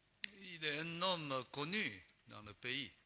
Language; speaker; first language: French; non-native, learner; Chinese